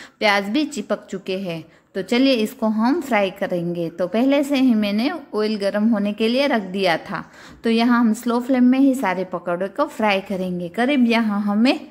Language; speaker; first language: Hindi; non-native, local second language; Gujarati